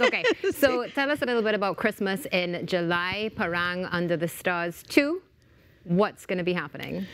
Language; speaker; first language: English; native; English